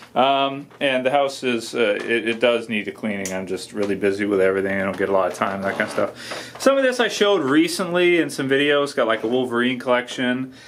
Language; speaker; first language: English; native; English